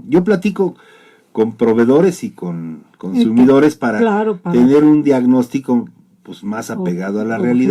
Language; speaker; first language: Spanish; native; Spanish